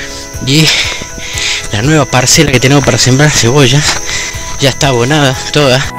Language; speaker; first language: Spanish; native; Spanish